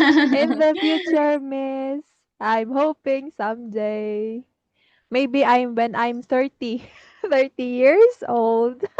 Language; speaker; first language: English; non-native, fluent; Filipino